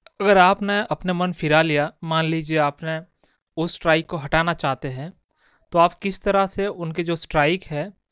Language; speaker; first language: Hindi; non-native, local second language; Bangla